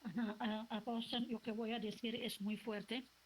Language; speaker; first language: Spanish; non-native, local second language; Papiamento